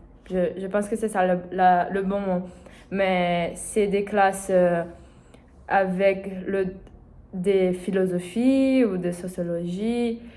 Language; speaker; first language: French; non-native, learner; Portuguese